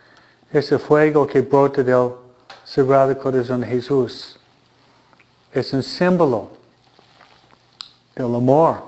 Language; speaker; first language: Spanish; non-native, fluent; Italian